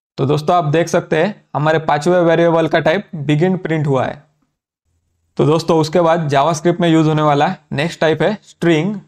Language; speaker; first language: Hindi; native; Hindi